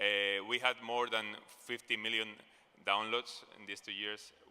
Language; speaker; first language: English; non-native, fluent; Spanish